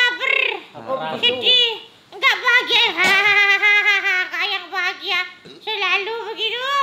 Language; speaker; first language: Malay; non-native, local second language; Javanese